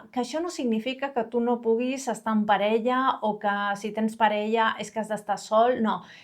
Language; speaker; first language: Catalan; non-native, local second language; Spanish